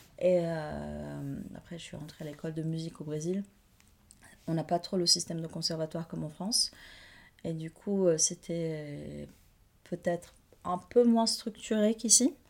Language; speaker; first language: French; non-native, fluent; Portuguese